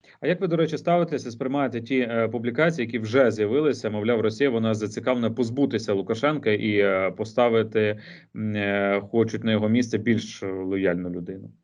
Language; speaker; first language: Ukrainian; native; Ukrainian